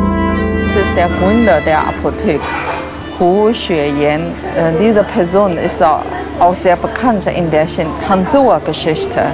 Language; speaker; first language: German; non-native, fluent; Chinese